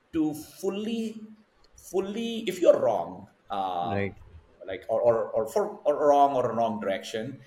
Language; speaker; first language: English; non-native, local second language; Hindi